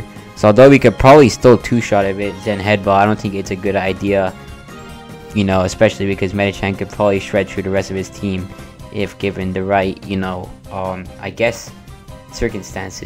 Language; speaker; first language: English; native; English